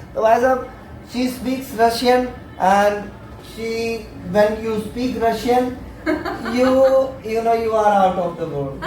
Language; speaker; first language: English; non-native, fluent; Hindi